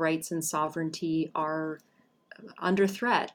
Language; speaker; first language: English; native; English